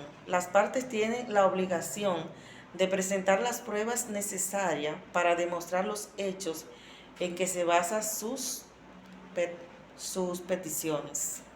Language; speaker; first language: Spanish; native; Spanish